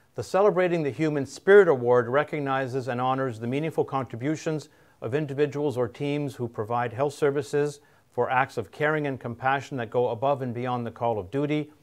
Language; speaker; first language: English; native; English